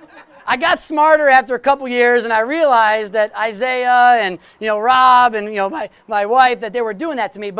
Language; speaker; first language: English; native; English